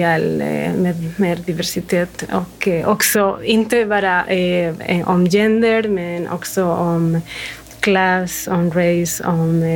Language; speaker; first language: Swedish; non-native, fluent; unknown